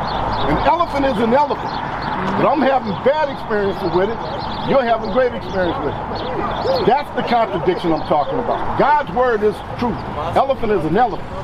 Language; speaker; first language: English; native; English